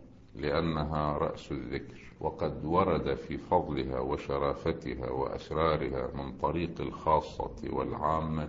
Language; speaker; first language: Arabic; native; Arabic